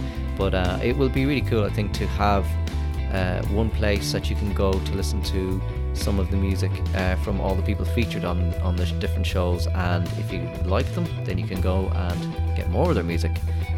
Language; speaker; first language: English; native; English